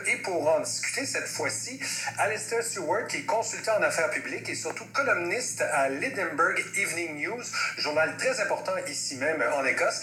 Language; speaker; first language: French; native; French